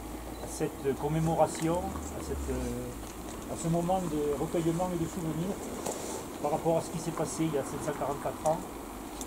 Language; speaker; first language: French; native; French